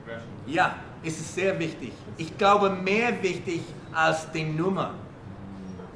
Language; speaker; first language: German; non-native, learner; English